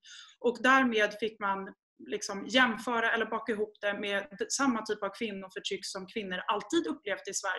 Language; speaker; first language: Swedish; native; Swedish